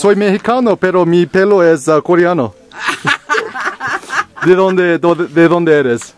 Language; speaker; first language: Spanish; non-native, learner; English